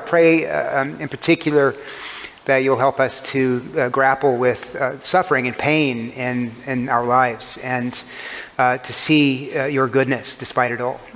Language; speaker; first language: English; native; English